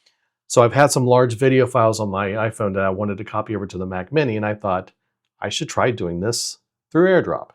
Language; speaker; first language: English; native; English